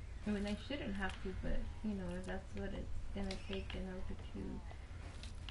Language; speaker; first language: English; native; English